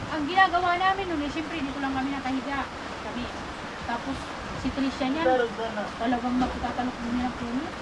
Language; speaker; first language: Filipino; non-native, local second language; Masbatenyo